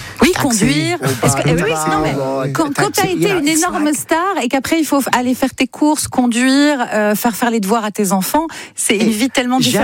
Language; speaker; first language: French; native; French